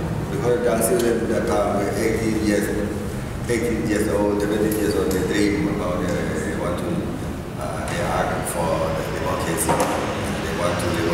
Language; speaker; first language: English; non-native, learner; Thai